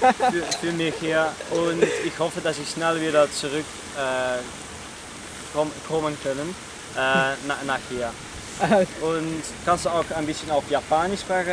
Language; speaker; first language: German; non-native, learner; Dutch